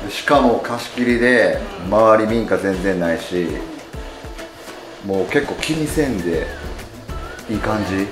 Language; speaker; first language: Japanese; native; Japanese